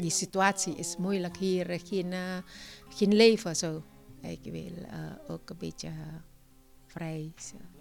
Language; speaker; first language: Dutch; non-native, learner; Indonesian